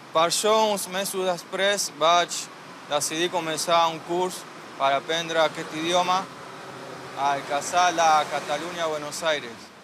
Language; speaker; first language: Catalan; non-native, fluent; Spanish